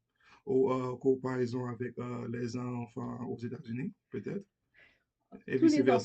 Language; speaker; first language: French; non-native, learner; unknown